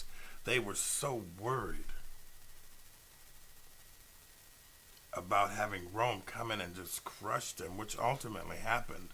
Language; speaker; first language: English; native; English